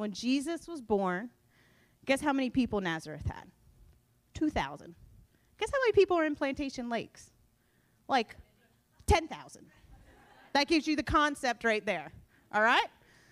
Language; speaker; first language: English; native; English